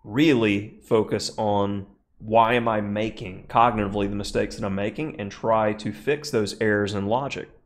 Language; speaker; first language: English; native; English